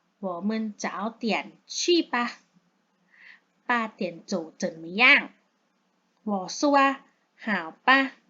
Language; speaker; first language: Chinese; non-native, learner; Thai